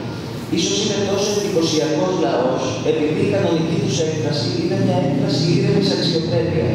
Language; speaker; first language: Greek; native; Greek